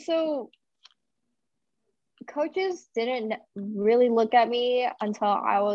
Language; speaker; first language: English; native; English